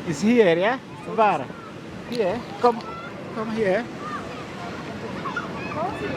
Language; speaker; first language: Dutch; non-native, learner; Somali